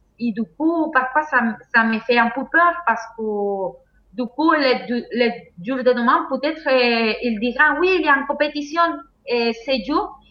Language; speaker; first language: French; non-native, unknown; Spanish